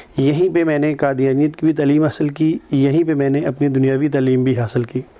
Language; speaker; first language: Urdu; native; Urdu